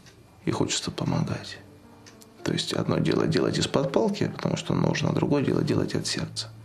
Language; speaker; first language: Russian; native; Russian